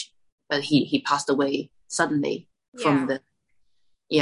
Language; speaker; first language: English; non-native, fluent; Chinese